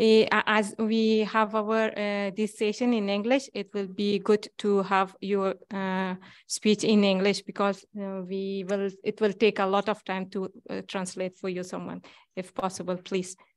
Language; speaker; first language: English; non-native, fluent; Persian